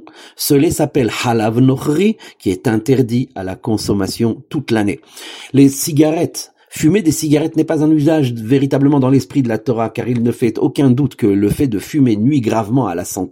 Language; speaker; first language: French; native; French